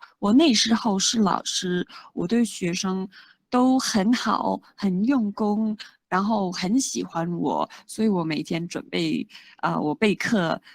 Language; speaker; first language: Chinese; non-native, fluent; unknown